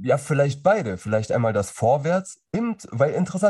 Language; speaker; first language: German; native; German